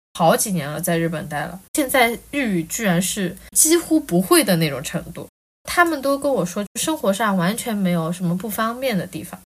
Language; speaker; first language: Chinese; native; Chinese